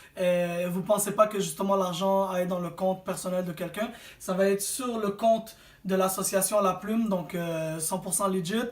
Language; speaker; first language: French; native; French